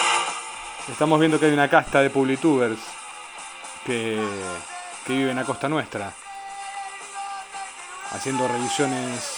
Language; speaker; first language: Spanish; native; Spanish